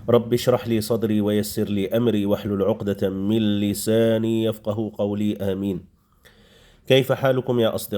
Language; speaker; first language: Arabic; non-native, fluent; Indonesian